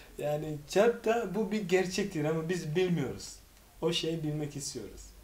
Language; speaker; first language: Turkish; non-native, fluent; Swahili